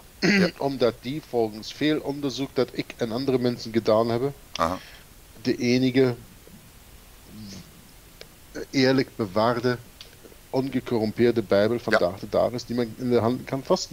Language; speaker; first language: Dutch; non-native, fluent; German